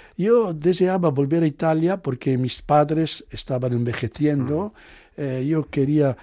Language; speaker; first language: Spanish; non-native, fluent; Italian